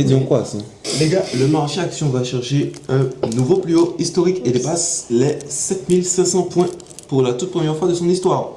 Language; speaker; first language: French; native; French